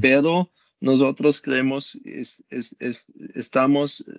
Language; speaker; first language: Spanish; non-native, learner; German